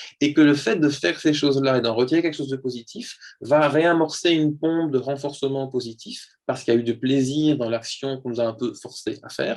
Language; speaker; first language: French; native; French